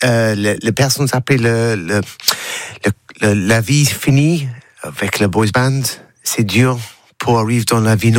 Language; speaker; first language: French; non-native, learner; English